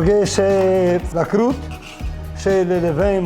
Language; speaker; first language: French; non-native, learner; Italian